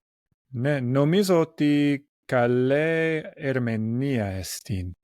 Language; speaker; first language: Greek; non-native, learner; English